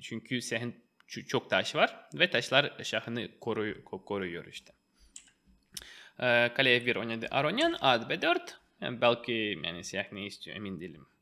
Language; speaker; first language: Turkish; non-native, fluent; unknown